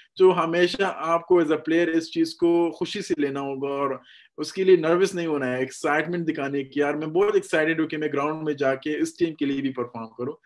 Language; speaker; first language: Hindi; non-native, fluent; Pashto